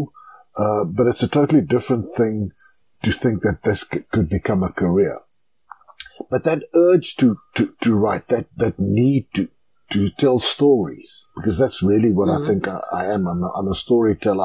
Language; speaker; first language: English; non-native, local second language; Afrikaans